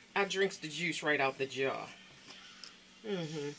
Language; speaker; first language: English; native; English